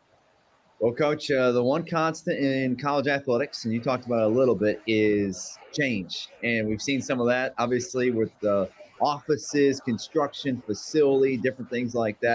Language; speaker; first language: English; native; English